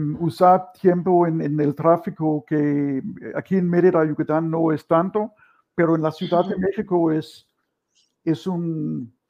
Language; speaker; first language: Spanish; non-native, fluent; Danish